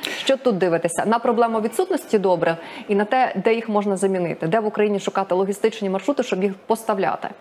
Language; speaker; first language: Ukrainian; native; Ukrainian